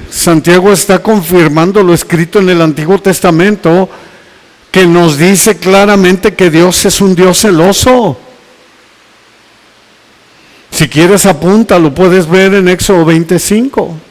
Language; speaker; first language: Spanish; native; Spanish